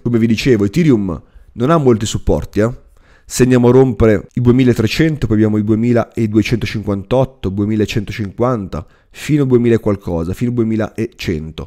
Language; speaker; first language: Italian; native; Italian